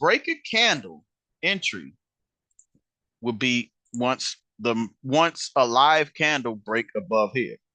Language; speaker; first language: English; native; English